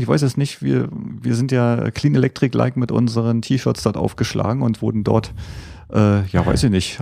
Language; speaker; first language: German; native; German